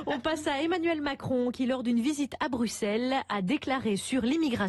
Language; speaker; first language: French; native; French